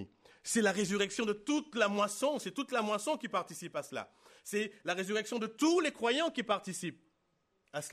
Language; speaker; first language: French; native; French